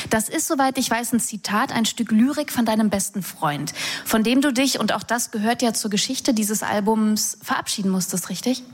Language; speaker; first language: German; native; German